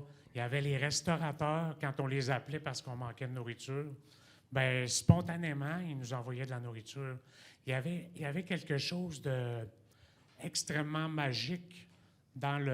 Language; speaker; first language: French; native; French